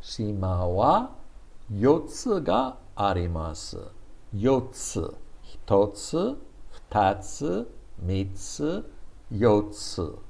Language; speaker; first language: Japanese; non-native, fluent; English